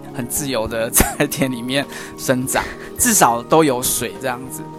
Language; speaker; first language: Chinese; native; Chinese